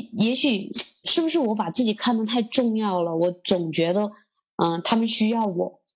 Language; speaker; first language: Chinese; native; Chinese